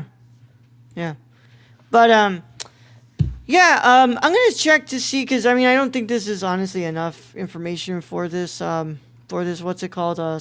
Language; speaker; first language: English; native; English